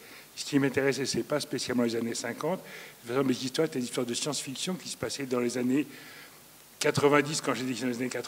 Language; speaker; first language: French; native; French